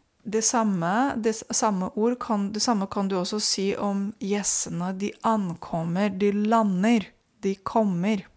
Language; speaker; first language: Norwegian; non-native, fluent; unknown